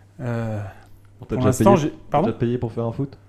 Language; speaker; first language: French; native; French